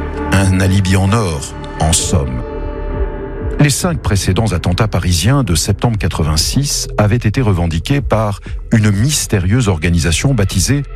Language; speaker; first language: French; native; French